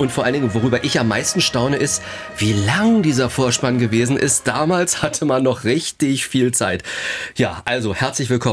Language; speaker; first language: German; native; German